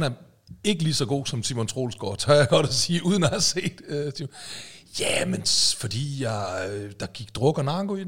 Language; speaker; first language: Danish; native; Danish